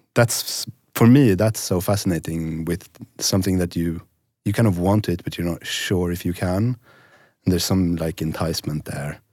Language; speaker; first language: English; non-native, fluent; Swedish